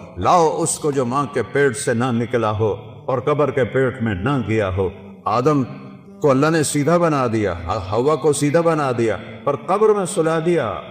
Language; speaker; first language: Urdu; non-native, local second language; Saraiki